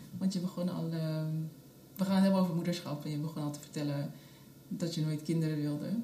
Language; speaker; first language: Dutch; early bilingual, other home language; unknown